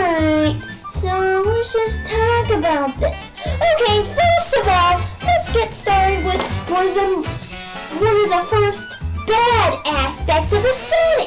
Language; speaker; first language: English; native; English